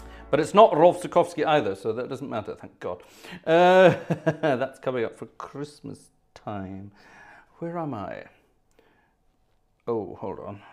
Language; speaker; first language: English; native; English